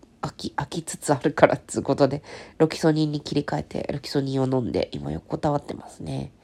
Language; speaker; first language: Japanese; native; Japanese